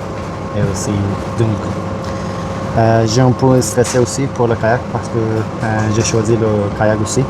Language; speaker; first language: French; non-native, learner; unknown